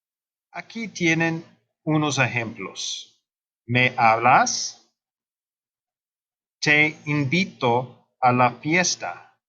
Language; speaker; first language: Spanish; non-native, fluent; English